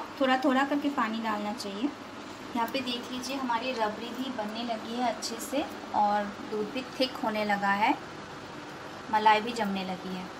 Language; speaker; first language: Hindi; non-native, local second language; Bangla